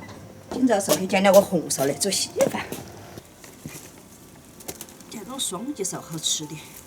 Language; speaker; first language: Chinese; native; Chinese